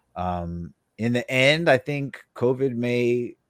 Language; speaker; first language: English; native; English